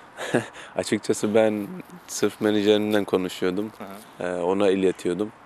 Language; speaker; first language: Turkish; early bilingual, heritage; German